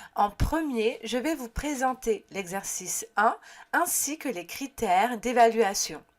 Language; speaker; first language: French; native; French